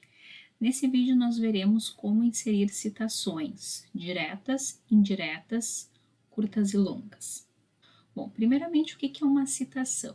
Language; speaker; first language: Portuguese; native; Portuguese